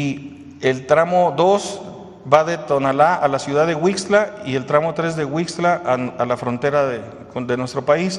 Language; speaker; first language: Spanish; native; Spanish